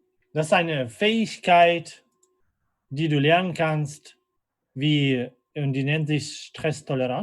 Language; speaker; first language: German; non-native, fluent; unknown